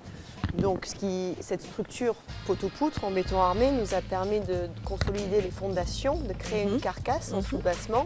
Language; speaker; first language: French; native; French